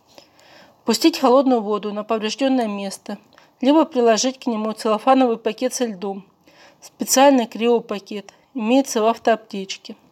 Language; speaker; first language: Russian; native; Russian